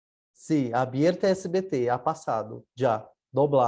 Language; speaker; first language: Spanish; non-native, learner; Portuguese